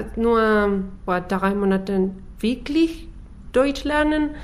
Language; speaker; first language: German; non-native, learner; Spanish